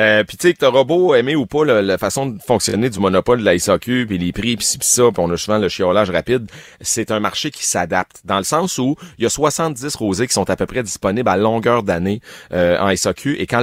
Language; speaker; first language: French; native; French